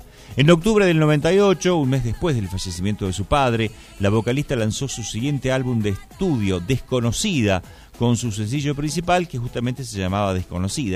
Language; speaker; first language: Spanish; native; Spanish